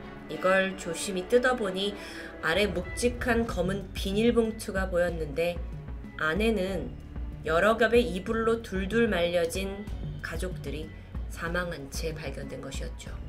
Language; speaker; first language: Korean; native; Korean